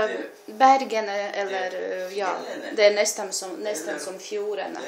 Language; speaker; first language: Swedish; non-native, fluent; Russian